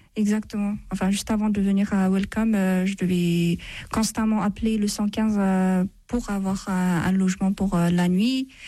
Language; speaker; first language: French; non-native, fluent; Amharic